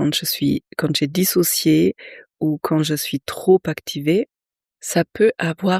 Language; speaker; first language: French; native; French